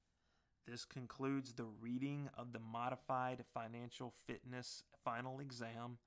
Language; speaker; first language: English; native; English